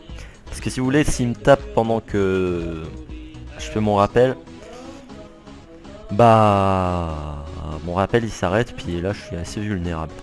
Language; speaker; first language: French; native; French